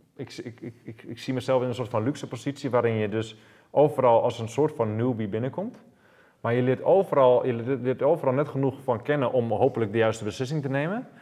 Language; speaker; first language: Dutch; native; Dutch